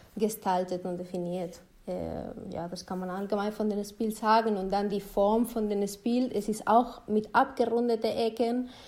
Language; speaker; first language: German; non-native, fluent; Spanish